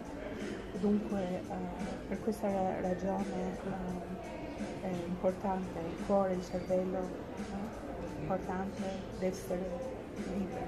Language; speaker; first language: Italian; non-native, fluent; Albanian